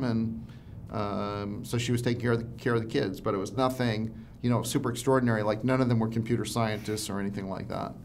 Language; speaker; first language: English; native; English